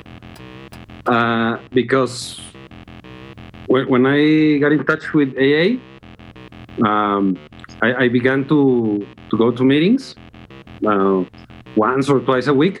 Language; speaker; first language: English; non-native, fluent; Spanish